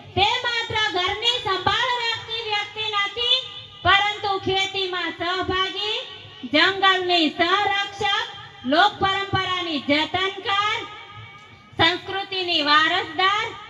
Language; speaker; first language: Gujarati; non-native, local second language; Rathawi